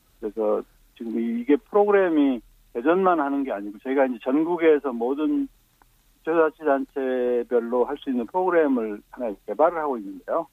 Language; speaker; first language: Korean; native; Korean